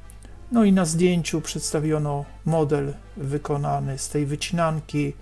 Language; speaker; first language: Polish; native; Polish